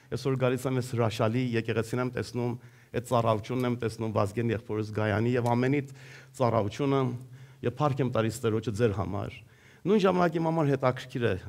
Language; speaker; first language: Armenian; early bilingual, heritage; Armenian